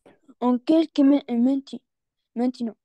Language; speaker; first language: French; non-native, learner; Arabic